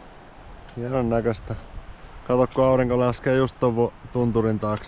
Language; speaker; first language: Finnish; native; Finnish